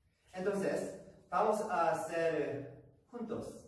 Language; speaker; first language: Spanish; non-native, learner; Korean